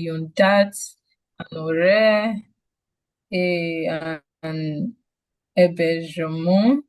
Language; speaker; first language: French; non-native, learner; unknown